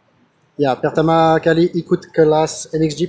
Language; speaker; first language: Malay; non-native, learner; French